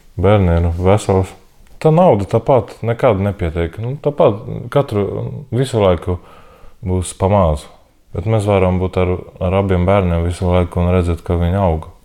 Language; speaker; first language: Latvian; non-native, learner; Polish